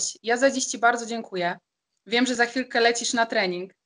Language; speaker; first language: Polish; native; Polish